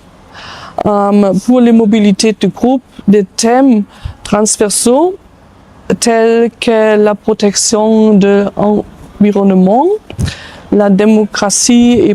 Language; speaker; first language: French; non-native, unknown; German